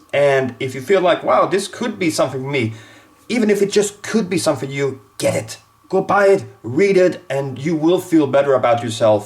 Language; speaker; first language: English; non-native, fluent; Swedish